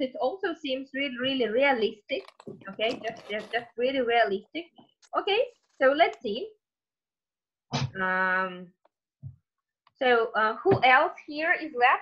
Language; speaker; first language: English; non-native, fluent; Russian